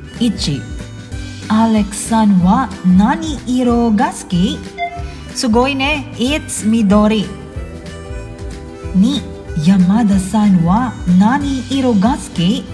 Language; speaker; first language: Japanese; non-native, fluent; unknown